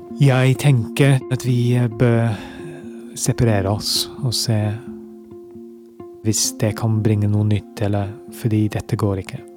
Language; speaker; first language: Norwegian; non-native, fluent; English